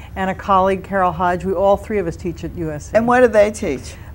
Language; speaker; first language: English; native; English